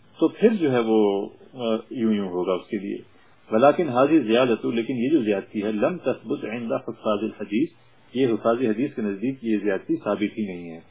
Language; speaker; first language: Urdu; non-native, local second language; Punjabi